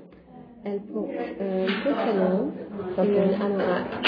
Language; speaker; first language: French; non-native, fluent; English